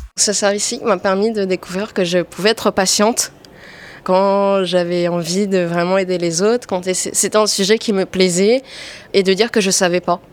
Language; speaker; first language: French; native; French